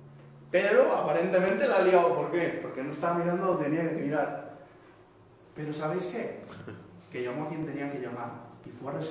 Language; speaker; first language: Spanish; native; Spanish